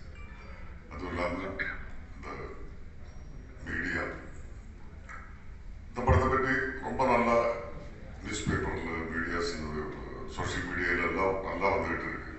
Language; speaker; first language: Tamil; non-native, learner; Malayalam